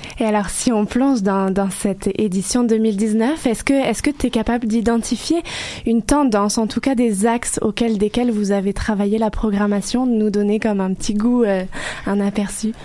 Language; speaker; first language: French; native; French